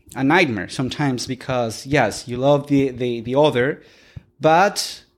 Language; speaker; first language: English; non-native, fluent; Spanish